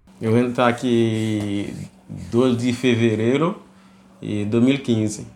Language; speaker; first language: Portuguese; non-native, learner; Haitian Creole